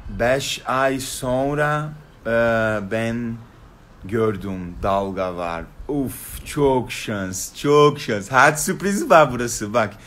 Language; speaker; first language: Turkish; non-native, learner; Portuguese